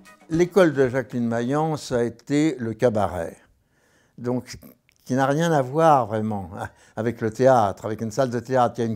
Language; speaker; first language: French; native; French